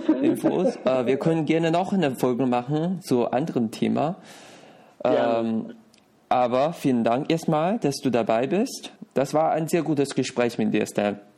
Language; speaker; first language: German; non-native, fluent; Chinese